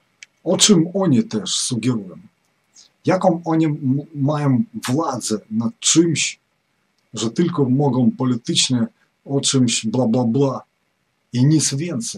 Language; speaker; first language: Polish; non-native, fluent; Ukrainian